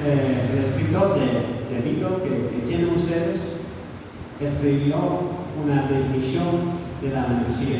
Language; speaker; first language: Spanish; non-native, fluent; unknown